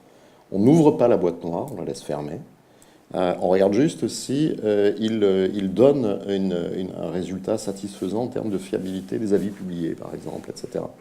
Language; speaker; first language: French; native; French